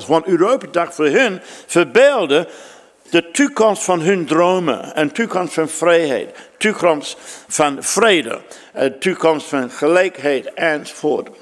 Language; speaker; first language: Dutch; non-native, fluent; English